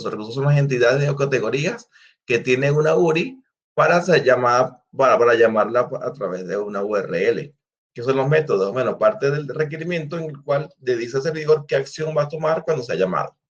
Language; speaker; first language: Spanish; native; Spanish